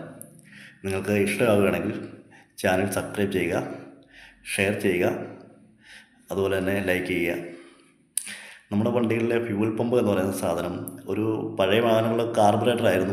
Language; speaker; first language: Malayalam; native; Malayalam